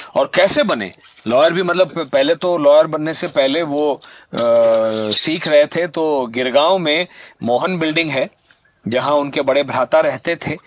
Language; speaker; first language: Hindi; non-native, local second language; Marathi